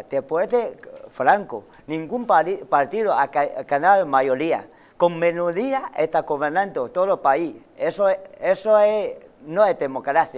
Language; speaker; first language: Spanish; non-native, learner; Chinese